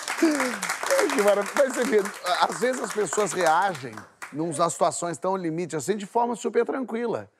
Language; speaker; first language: Portuguese; native; Portuguese